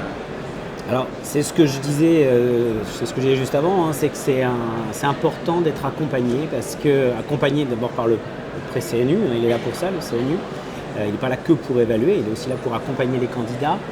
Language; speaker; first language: French; native; French